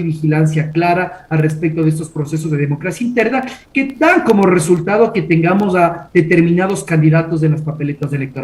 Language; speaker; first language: Spanish; native; Spanish